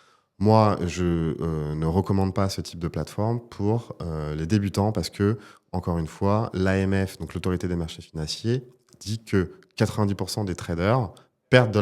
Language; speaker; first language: French; native; French